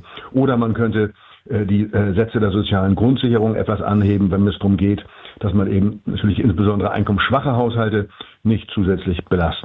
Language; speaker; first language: German; native; German